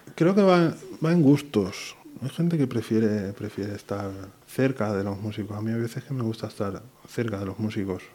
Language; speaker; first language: Spanish; native; Spanish